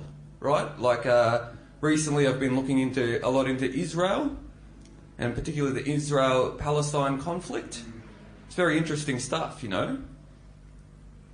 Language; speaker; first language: English; native; English